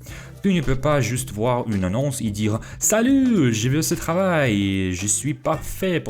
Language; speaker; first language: French; non-native, fluent; Russian